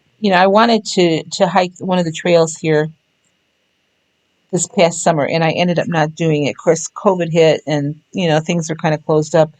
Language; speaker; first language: English; native; English